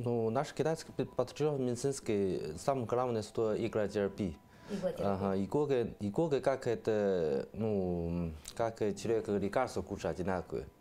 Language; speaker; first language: Russian; non-native, learner; Chinese